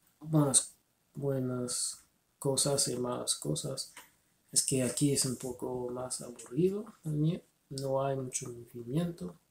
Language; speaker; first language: Spanish; non-native, learner; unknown